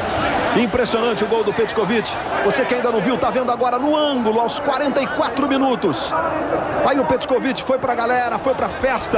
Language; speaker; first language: Portuguese; native; Portuguese